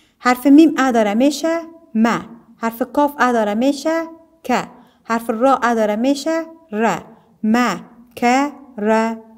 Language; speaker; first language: Persian; native; Persian